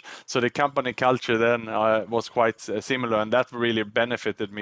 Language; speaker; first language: English; non-native, fluent; Swedish